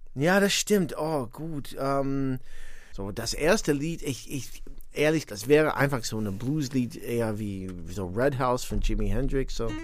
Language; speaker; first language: German; non-native, fluent; English